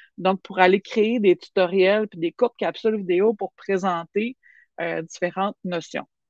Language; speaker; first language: French; native; French